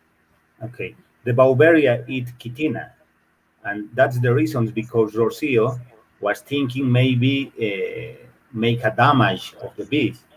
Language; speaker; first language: English; non-native, learner; Spanish